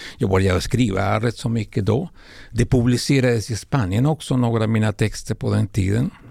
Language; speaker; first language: Swedish; non-native, fluent; Spanish